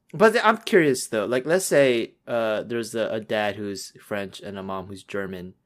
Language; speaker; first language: English; early bilingual, other home language; Korean